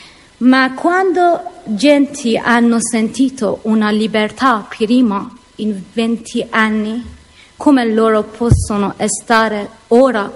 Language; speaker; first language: Italian; non-native, learner; Persian